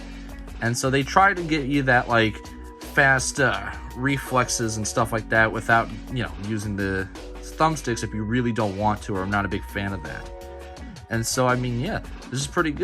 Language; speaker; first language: English; native; English